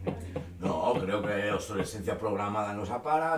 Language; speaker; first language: Spanish; native; Spanish